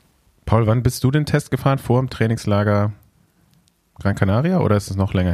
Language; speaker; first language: German; native; German